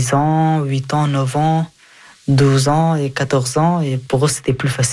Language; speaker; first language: French; non-native, fluent; Persian